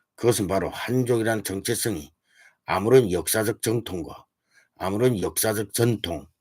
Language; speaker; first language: Korean; early bilingual, heritage; Korean